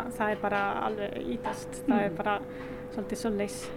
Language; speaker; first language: Icelandic; non-native, learner; Italian